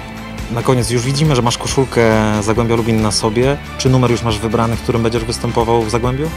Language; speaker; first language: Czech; non-native, learner; Polish